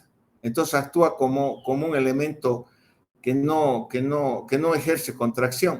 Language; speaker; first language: Spanish; native; Spanish